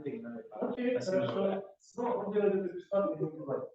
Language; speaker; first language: Russian; non-native, learner; Spanish